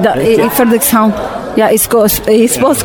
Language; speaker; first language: Danish; non-native, learner; Kurdish